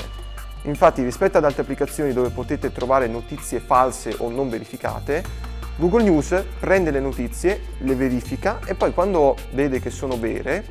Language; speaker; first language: Italian; native; Italian